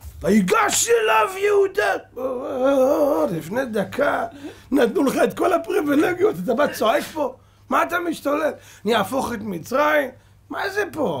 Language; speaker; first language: Hebrew; native; Hebrew